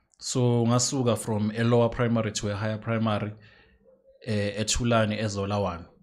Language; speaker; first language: Zulu; native; Zulu